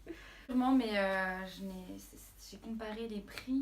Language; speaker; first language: French; native; French